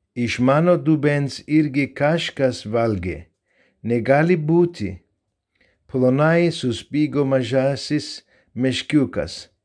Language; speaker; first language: Lithuanian; non-native, learner; Turkish